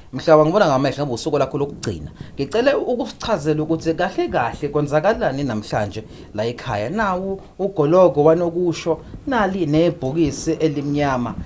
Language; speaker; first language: Zulu; native; Zulu